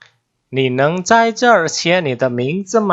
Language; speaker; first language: Chinese; non-native, fluent; Indonesian